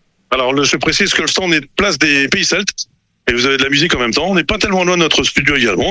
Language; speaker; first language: French; native; French